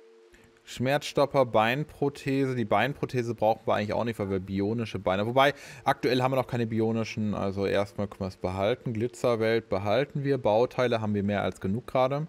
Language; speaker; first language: German; native; German